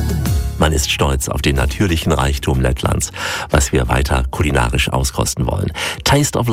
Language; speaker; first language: German; native; German